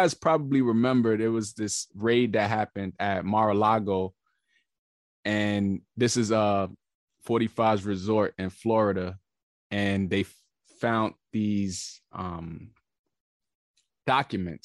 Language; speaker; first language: English; native; English